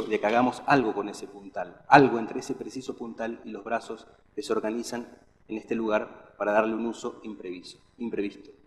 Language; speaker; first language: Spanish; native; Spanish